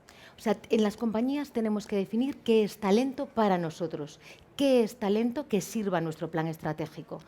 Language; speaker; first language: Spanish; native; Spanish